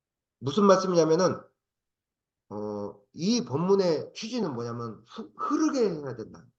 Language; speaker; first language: Korean; native; Korean